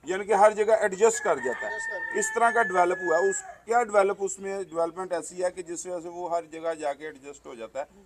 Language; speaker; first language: Urdu; non-native, local second language; Punjabi